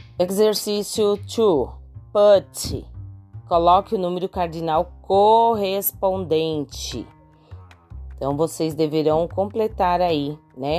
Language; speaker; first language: Portuguese; native; Portuguese